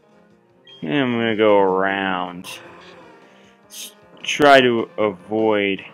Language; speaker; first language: English; native; English